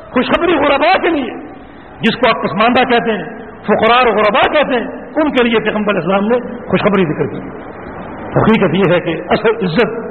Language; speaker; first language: Urdu; native; Urdu